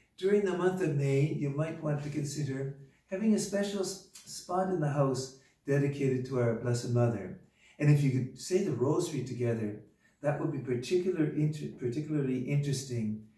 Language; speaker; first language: English; native; English